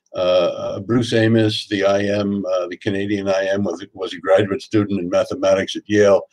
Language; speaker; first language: English; native; English